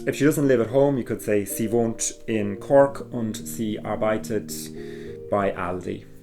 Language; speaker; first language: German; non-native, fluent; English